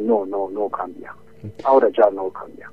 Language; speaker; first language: Spanish; non-native, learner; Japanese